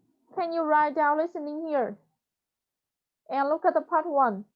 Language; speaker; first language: English; non-native, fluent; Vietnamese